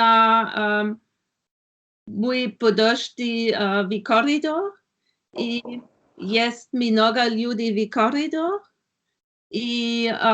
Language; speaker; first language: Russian; non-native, learner; German